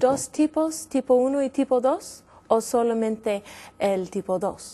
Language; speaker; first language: Spanish; non-native, fluent; English